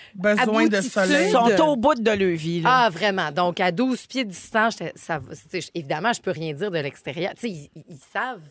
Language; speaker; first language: French; native; French